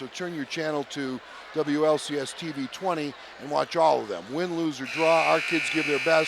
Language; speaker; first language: English; native; English